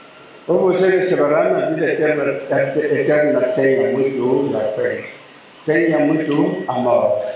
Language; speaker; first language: Portuguese; non-native, learner; Lingala